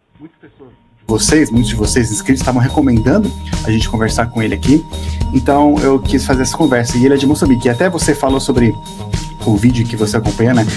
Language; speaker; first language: Portuguese; native; Portuguese